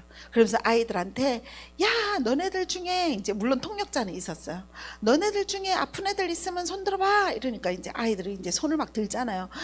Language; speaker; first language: Korean; native; Korean